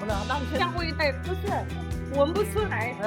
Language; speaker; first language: Chinese; native; Chinese